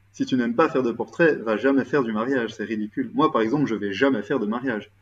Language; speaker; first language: French; native; French